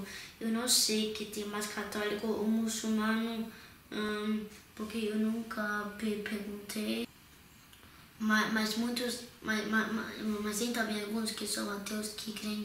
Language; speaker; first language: Portuguese; early bilingual, heritage; Portuguese